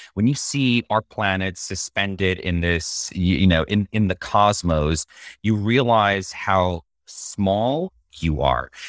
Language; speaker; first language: English; early bilingual, other home language; Russian